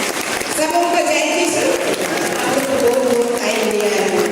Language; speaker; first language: Hindi; non-native, local second language; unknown